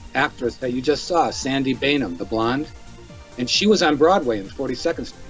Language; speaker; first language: English; native; English